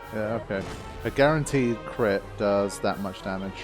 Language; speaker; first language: English; native; English